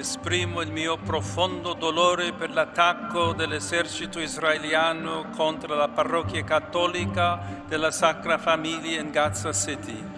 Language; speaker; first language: Italian; non-native, fluent; English